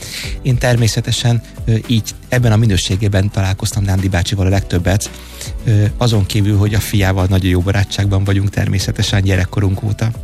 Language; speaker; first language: Hungarian; native; Hungarian